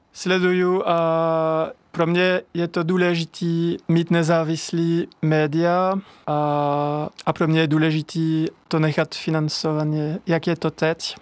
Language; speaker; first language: Czech; non-native, learner; French